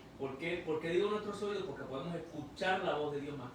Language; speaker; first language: Spanish; native; Spanish